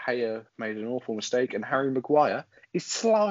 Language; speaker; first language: English; native; English